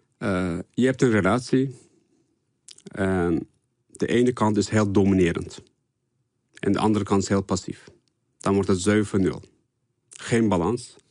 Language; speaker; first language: Dutch; early bilingual, other home language; Turkish